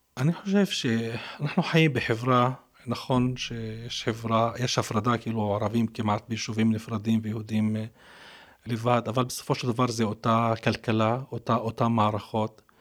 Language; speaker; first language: Hebrew; non-native, local second language; Arabic